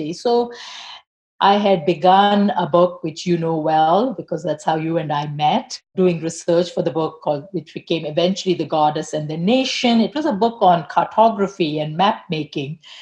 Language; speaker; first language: English; non-native, local second language; Tamil